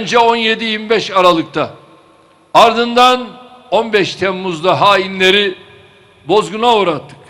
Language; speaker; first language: Turkish; native; Turkish